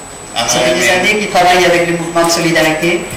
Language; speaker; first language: French; native; French